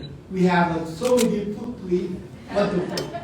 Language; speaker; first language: English; non-native, learner; Vietnamese